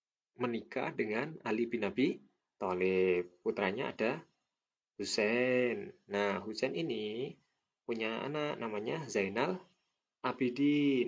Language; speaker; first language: Indonesian; native; Indonesian